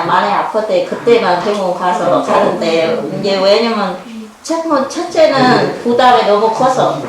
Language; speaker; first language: Korean; non-native, learner; Vietnamese